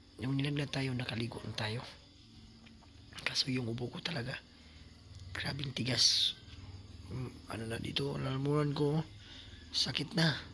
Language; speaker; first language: Filipino; non-native, local second language; Cebuano